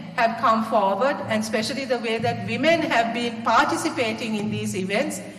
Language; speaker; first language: English; non-native, local second language; Sinhala